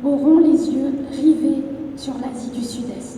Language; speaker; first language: French; native; French